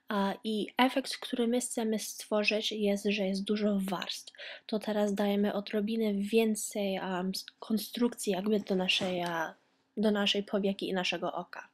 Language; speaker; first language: Polish; early bilingual, heritage; Polish